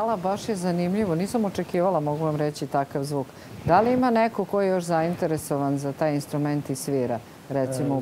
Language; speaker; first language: Serbian; native; Serbian